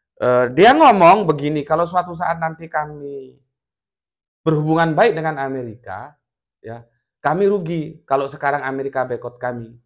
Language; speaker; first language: Indonesian; non-native, local second language; Javanese